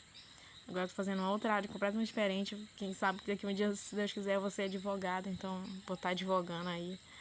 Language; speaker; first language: Portuguese; native; Portuguese